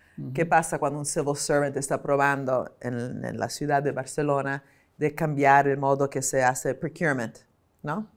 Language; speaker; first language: Spanish; non-native, fluent; Italian